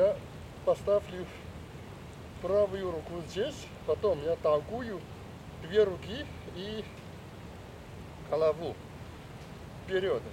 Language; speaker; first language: Russian; non-native, learner; Chinese